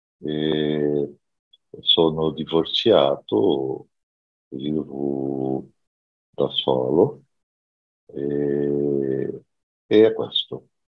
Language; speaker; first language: Italian; non-native, learner; Portuguese